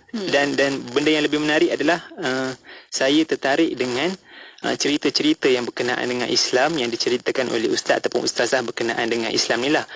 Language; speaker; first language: Malay; non-native, local second language; Tamil